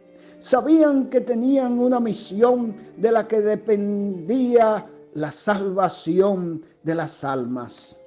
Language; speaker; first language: Spanish; native; Spanish